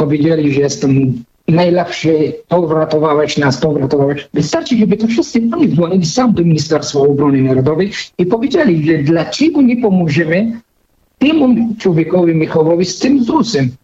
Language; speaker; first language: Polish; non-native, fluent; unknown